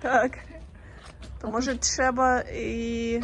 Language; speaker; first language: Polish; non-native, learner; Russian